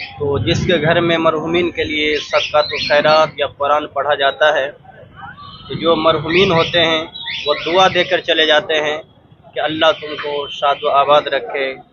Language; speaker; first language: Urdu; native; Urdu